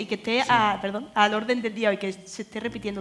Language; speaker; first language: Spanish; native; Spanish